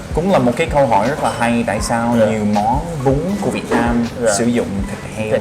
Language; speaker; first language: Vietnamese; non-native, fluent; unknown